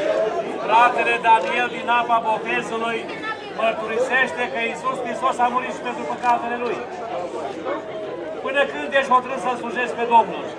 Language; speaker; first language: Romanian; native; Romanian